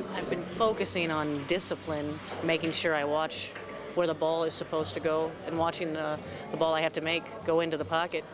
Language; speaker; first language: English; native; English